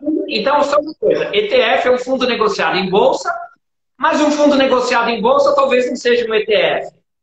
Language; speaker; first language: Portuguese; native; Portuguese